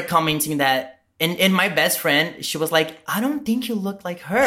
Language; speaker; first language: English; non-native, fluent; Portuguese